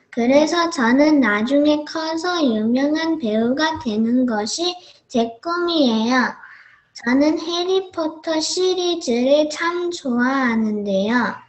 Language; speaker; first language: Korean; early bilingual, heritage; Korean